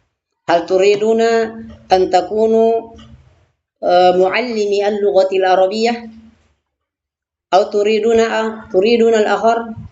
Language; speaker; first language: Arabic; non-native, fluent; Indonesian